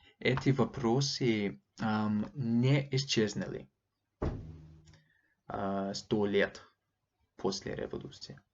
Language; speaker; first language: Russian; non-native, learner; English